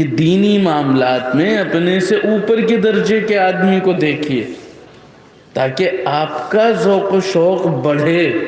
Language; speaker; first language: Urdu; native; Urdu